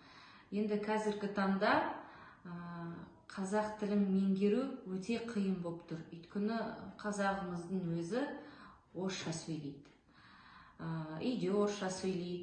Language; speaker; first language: Kazakh; non-native, local second language; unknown